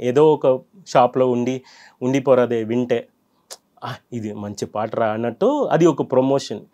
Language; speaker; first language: Telugu; non-native, fluent; Tamil